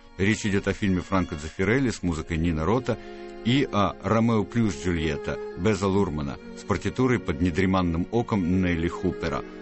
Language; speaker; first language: Russian; native; Russian